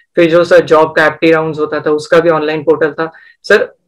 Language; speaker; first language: Hindi; non-native, local second language; Bangla